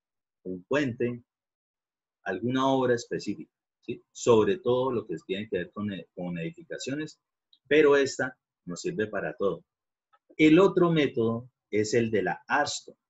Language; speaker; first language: Spanish; native; Spanish